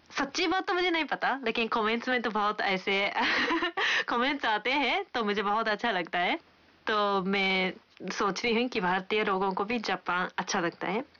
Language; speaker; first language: Hindi; non-native, fluent; Japanese